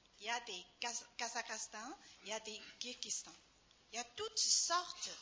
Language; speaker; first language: French; non-native, fluent; Chinese